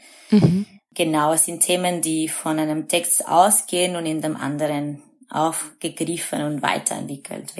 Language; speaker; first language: German; non-native, fluent; Spanish